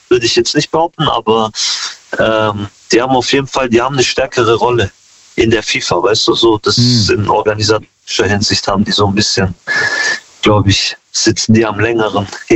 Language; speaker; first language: German; early bilingual, other home language; Kurdish